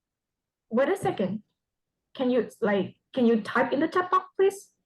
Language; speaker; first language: English; non-native, fluent; Vietnamese